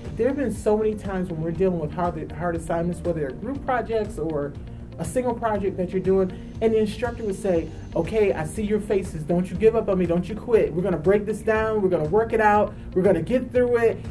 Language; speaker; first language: English; native; English